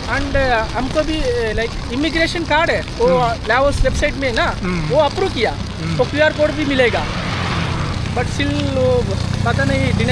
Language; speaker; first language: Hindi; non-native, local second language; Tamil